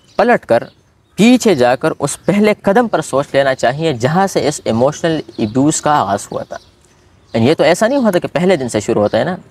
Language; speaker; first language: Urdu; non-native, local second language; Pashto